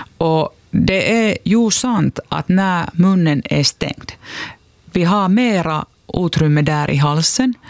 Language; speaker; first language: Swedish; non-native, local second language; Finnish